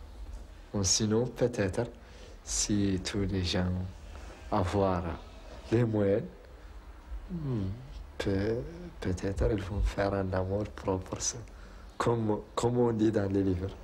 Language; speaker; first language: French; non-native, learner; Arabic